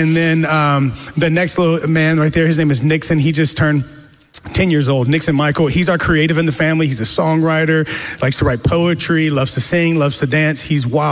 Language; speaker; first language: English; native; English